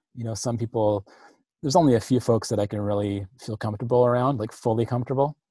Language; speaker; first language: English; native; English